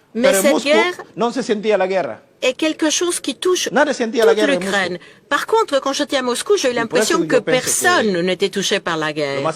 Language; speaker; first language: French; non-native, local second language; Portuguese